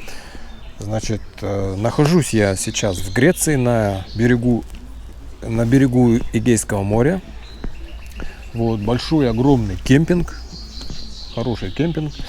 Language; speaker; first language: Russian; native; Russian